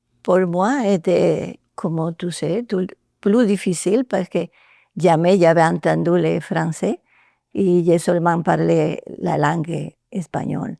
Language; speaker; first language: French; non-native, learner; Spanish